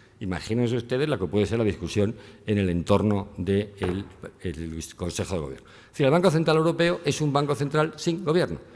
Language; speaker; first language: Spanish; native; Spanish